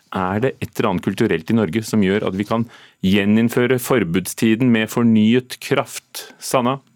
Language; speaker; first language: Norwegian; native; Norwegian